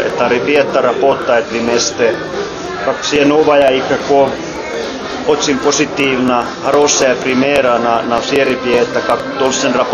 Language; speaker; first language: Russian; non-native, learner; Finnish